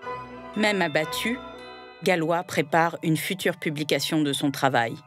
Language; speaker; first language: French; native; French